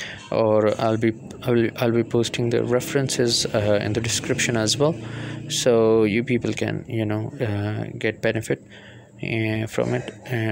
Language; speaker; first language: Urdu; early bilingual, other home language; Punjabi